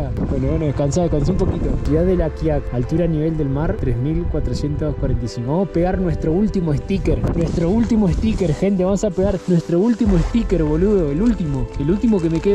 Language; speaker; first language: Spanish; native; Spanish